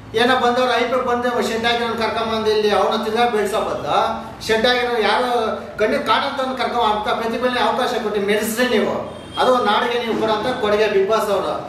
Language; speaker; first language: Kannada; native; Kannada